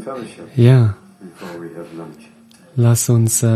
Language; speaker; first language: German; non-native, fluent; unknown